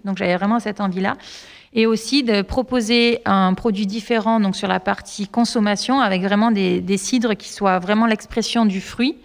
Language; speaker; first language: French; native; French